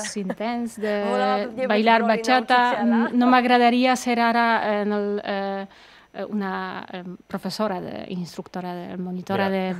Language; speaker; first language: Catalan; non-native, learner; Polish